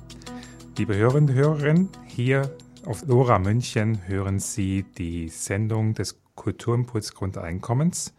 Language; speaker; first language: German; native; German